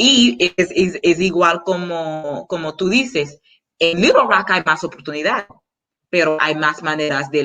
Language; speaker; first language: Spanish; non-native, learner; English